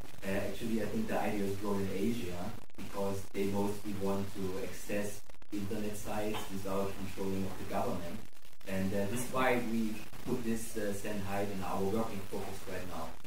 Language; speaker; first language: English; non-native, fluent; German